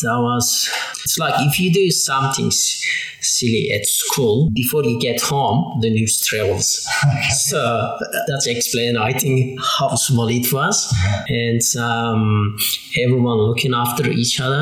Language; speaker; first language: English; non-native, fluent; Turkish